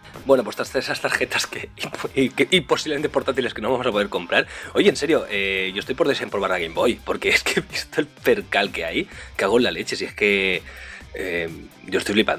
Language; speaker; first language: Spanish; native; Spanish